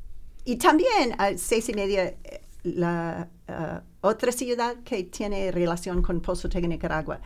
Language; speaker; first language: Spanish; non-native, learner; English